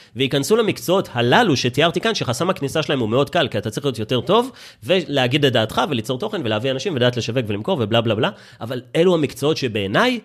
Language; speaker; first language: Hebrew; native; Hebrew